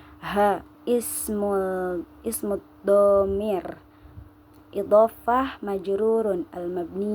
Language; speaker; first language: Arabic; non-native, learner; Indonesian